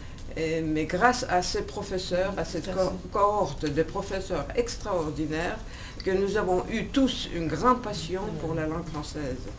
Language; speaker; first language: French; non-native, fluent; Georgian